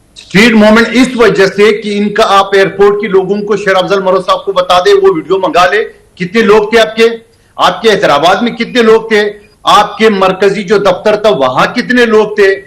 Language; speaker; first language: Urdu; non-native, local second language; Pashto